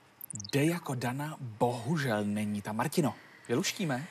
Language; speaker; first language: Czech; native; Czech